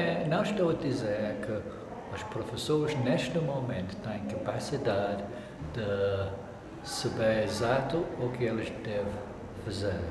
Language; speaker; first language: Portuguese; non-native, learner; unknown